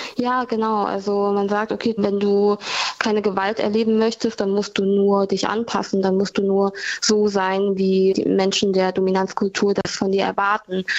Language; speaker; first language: German; native; German